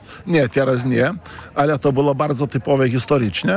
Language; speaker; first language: Polish; non-native, fluent; Lithuanian